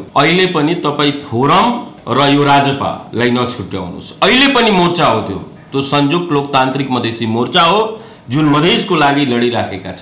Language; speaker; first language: Nepali; non-native, local second language; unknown